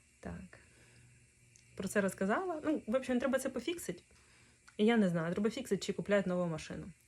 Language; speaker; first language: Ukrainian; non-native, local second language; Russian